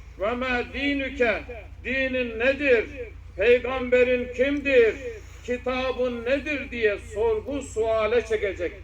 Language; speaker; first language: Turkish; native; Turkish